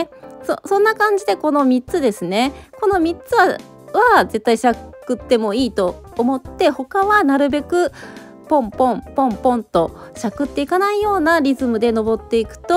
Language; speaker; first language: Japanese; native; Japanese